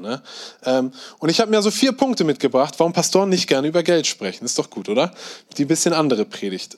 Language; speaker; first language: German; native; German